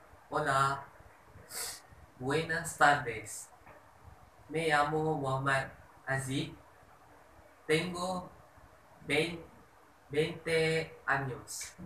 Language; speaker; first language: Spanish; non-native, learner; Malay